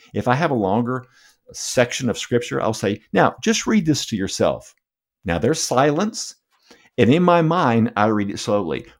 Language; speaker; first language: English; native; English